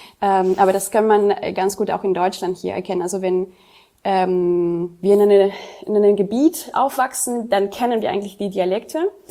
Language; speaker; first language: German; non-native, fluent; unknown